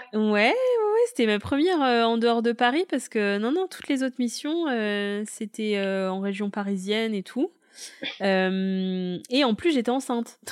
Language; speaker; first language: French; native; French